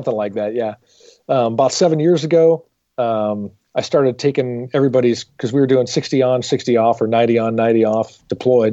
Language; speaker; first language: English; native; English